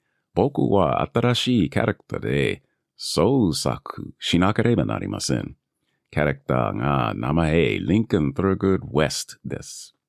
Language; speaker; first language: Japanese; non-native, learner; English